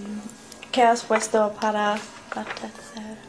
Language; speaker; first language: Spanish; non-native, learner; English